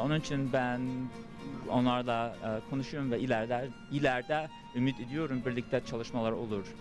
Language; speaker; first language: Turkish; early bilingual, heritage; English